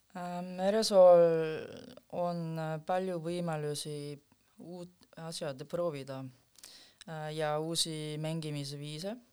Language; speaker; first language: Estonian; non-native, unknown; Korean